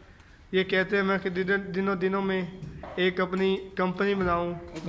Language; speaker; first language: Urdu; non-native, local second language; Punjabi